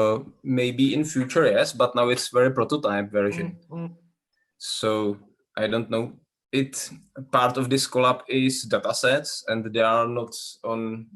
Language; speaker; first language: English; non-native, learner; Czech